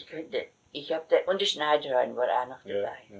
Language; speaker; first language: German; native; German